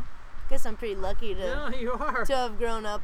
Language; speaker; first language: English; native; English